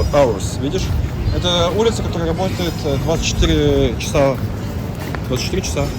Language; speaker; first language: Russian; native; Russian